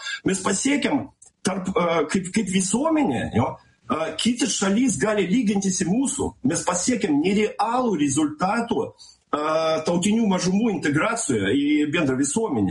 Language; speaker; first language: Lithuanian; non-native, local second language; Russian